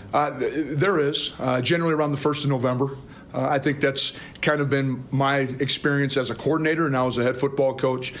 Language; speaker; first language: English; native; English